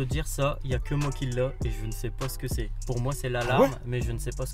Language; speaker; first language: French; native; French